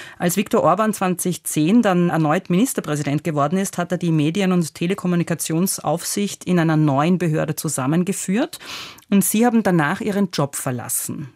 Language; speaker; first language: German; native; German